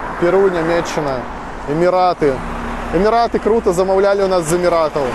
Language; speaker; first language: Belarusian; non-native, local second language; Russian